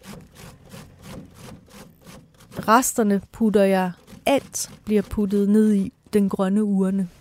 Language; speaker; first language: Danish; early bilingual, other home language; Persian